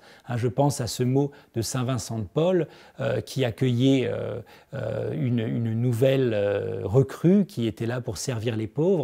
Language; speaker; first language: French; native; French